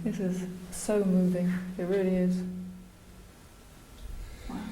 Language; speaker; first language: English; native; English